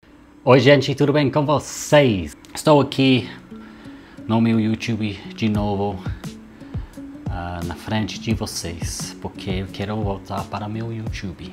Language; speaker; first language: Portuguese; non-native, learner; English